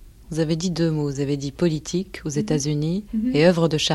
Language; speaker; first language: French; native; French